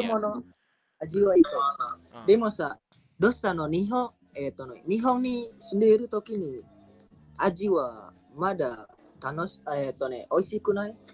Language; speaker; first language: Japanese; non-native, learner; Indonesian